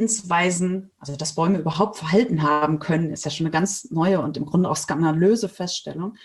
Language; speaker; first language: German; native; German